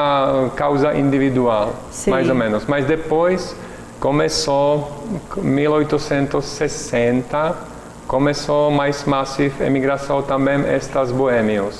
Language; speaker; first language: Portuguese; non-native, learner; Czech